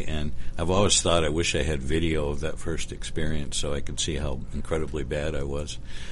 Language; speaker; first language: English; native; English